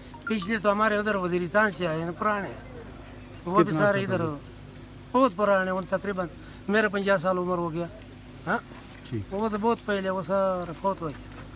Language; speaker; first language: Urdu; non-native, local second language; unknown